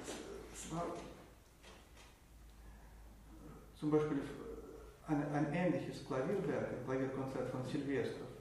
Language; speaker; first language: German; non-native, fluent; Russian